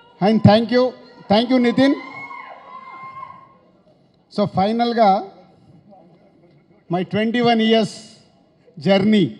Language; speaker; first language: Telugu; native; Telugu